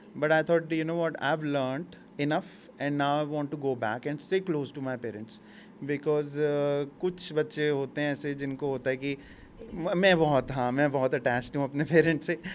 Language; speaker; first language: Hindi; native; Hindi